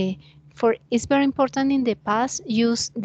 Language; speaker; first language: English; non-native, learner; Spanish